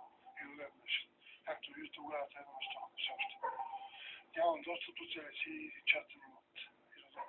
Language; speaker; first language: Bulgarian; native; Bulgarian